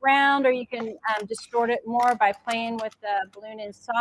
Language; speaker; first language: English; native; English